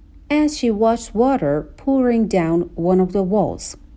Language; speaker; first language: English; non-native, fluent; Persian